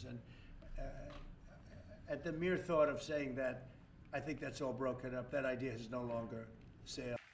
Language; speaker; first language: English; native; English